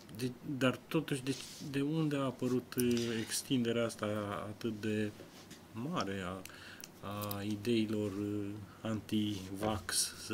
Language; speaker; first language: Romanian; native; Romanian